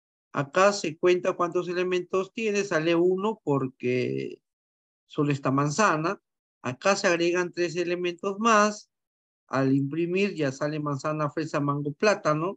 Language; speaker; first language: Spanish; native; Spanish